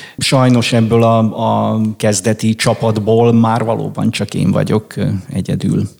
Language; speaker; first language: Hungarian; native; Hungarian